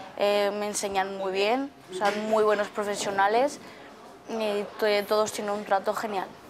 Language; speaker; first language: Spanish; native; Spanish